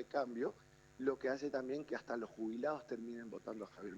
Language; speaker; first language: Spanish; native; Spanish